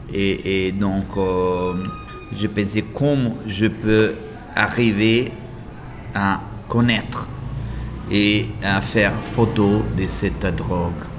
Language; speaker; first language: French; non-native, learner; Italian